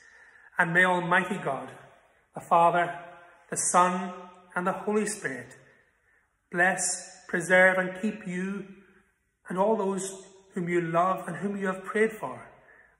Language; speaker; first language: English; native; English